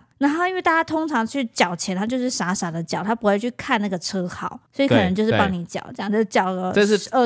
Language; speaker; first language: Chinese; native; Chinese